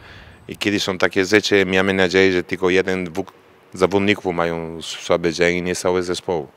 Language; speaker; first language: Polish; non-native, fluent; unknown